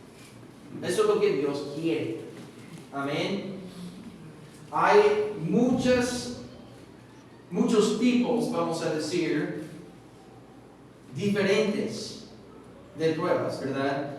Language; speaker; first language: Spanish; non-native, fluent; English